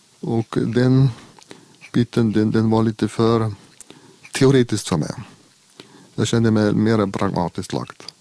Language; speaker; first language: Swedish; non-native, fluent; German